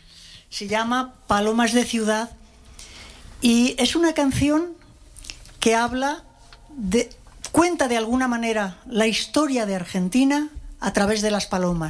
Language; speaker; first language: Spanish; native; Spanish